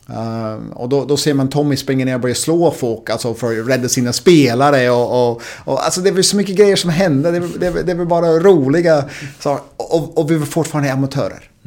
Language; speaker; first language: Swedish; non-native, fluent; English